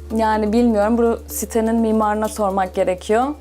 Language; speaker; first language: Turkish; native; Turkish